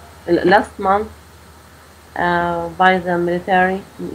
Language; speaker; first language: English; non-native, learner; Arabic